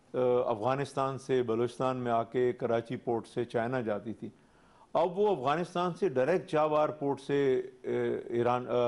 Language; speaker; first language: Urdu; non-native, local second language; Pashto